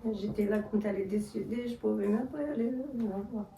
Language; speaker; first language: French; non-native, fluent; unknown